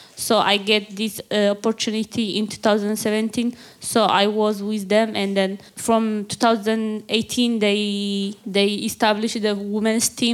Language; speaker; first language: English; non-native, learner; Tigrinya